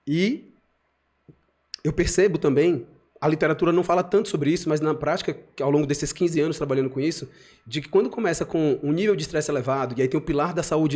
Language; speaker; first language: Portuguese; native; Portuguese